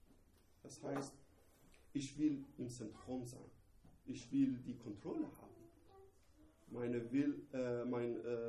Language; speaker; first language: German; non-native, learner; Persian